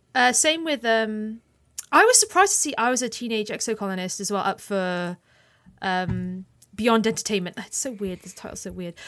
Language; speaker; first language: English; native; English